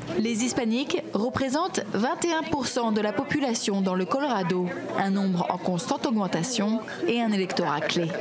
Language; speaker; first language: French; native; French